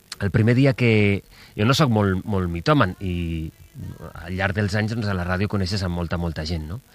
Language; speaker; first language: Catalan; native; Catalan